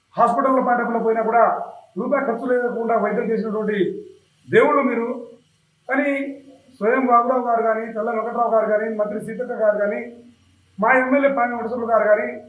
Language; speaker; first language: Telugu; non-native, local second language; Lambadi